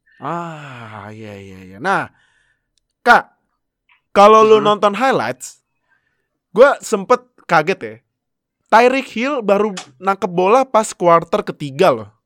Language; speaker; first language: Indonesian; native; Indonesian